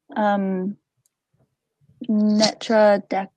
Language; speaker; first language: French; non-native, learner; English